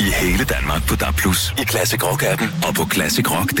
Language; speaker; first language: Danish; native; Danish